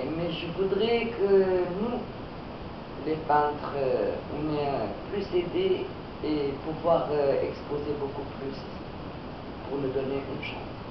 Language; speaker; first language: French; non-native, local second language; Romanian